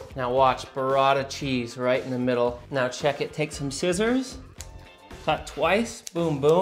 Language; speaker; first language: English; native; English